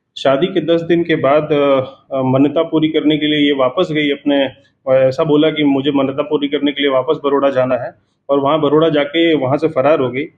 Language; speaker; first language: Hindi; non-native, local second language; Gujarati